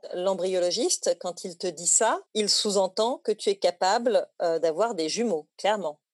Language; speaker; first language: French; native; French